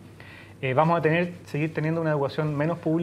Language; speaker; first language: Spanish; native; Spanish